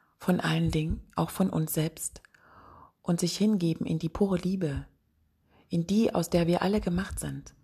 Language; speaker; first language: German; native; German